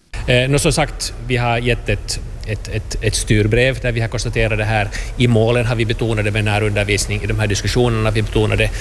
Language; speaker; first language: Swedish; native; Swedish